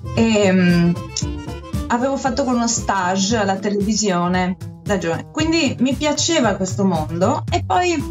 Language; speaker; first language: Italian; native; Italian